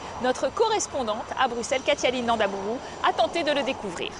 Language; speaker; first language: French; native; French